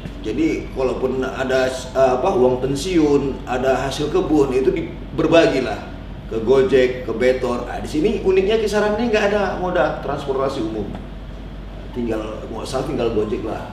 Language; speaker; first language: Indonesian; native; Indonesian